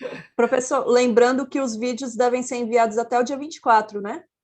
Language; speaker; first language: Portuguese; native; Portuguese